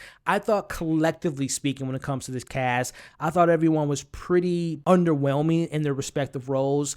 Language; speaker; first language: English; native; English